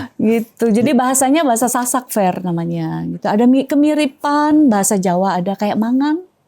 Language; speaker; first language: Indonesian; non-native, local second language; Sasak